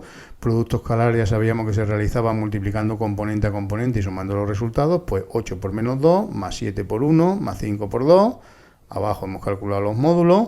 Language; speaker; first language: Spanish; native; Spanish